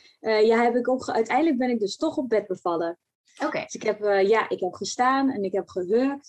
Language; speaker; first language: Dutch; native; Dutch